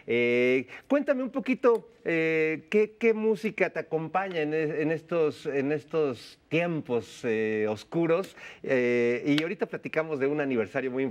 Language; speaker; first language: Spanish; native; Spanish